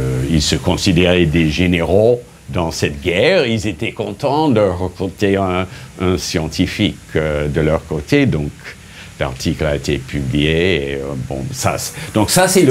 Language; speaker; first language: French; non-native, fluent; English